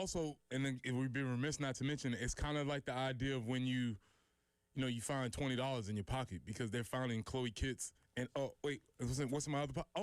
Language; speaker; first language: English; native; English